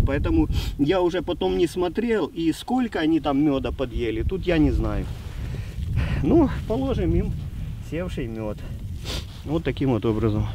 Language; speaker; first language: Russian; native; Russian